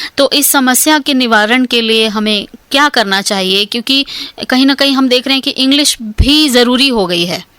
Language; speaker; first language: Hindi; native; Hindi